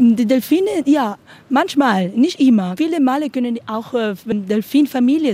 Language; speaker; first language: German; non-native, learner; Spanish